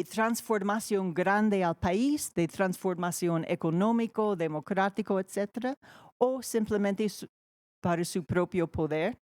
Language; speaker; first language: Spanish; non-native, fluent; English